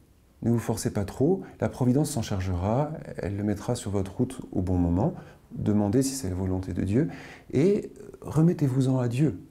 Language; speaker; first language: French; native; French